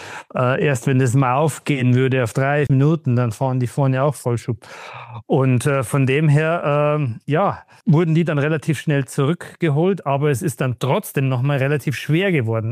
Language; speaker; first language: German; native; German